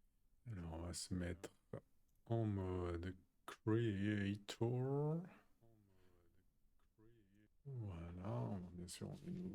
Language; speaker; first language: French; native; French